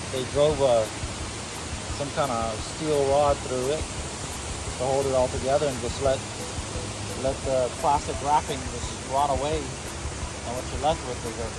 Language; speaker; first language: English; native; English